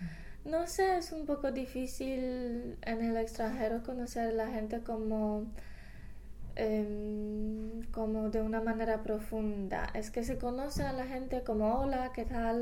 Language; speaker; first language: Spanish; non-native, fluent; English